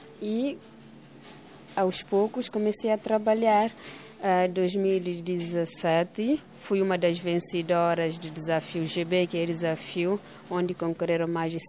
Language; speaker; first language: Portuguese; non-native, local second language; Upper Guinea Crioulo